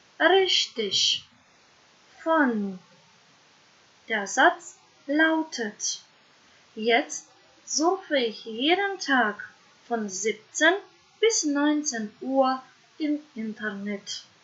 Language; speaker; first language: German; non-native, fluent; Macedonian